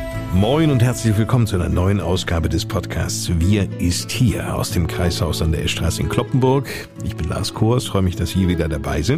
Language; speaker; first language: German; native; German